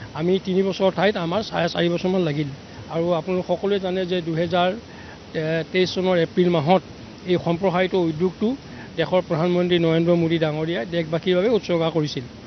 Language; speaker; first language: Assamese; native; Assamese